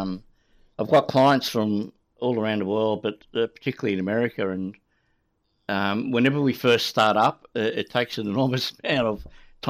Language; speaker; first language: English; native; English